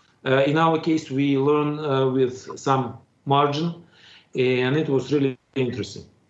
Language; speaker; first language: English; non-native, fluent; Russian